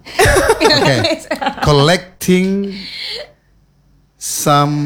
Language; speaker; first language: English; non-native, learner; Indonesian